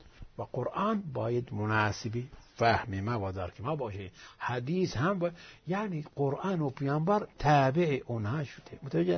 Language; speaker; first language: Persian; non-native, fluent; Arabic